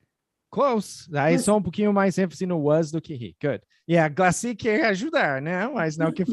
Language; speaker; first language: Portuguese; non-native, fluent; English